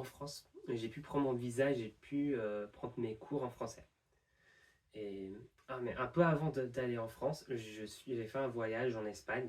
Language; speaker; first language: French; non-native, fluent; English